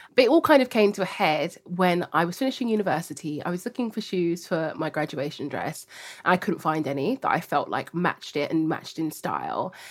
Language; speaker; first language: English; native; English